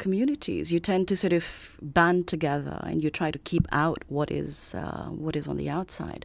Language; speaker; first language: English; non-native, local second language; Urdu